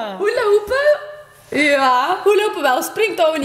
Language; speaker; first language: Dutch; early bilingual, other home language; Turkish